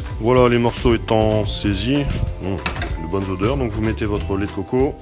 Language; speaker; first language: French; native; French